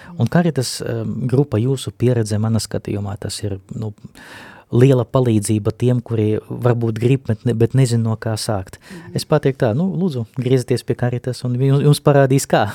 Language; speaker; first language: Latvian; non-native, local second language; Russian